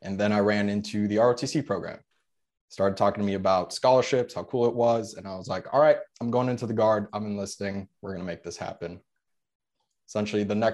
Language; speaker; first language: English; early bilingual, other home language; Polish